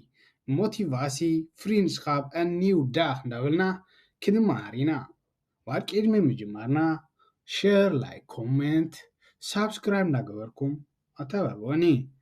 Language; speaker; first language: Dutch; non-native, learner; Tigrinya